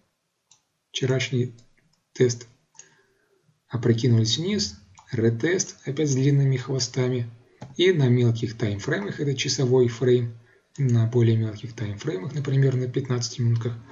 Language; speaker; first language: Russian; native; Russian